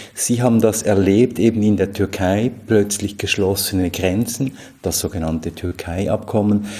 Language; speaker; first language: German; native; German